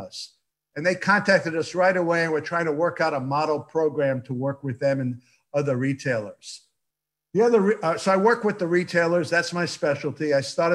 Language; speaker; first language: English; early bilingual, other home language; Yiddish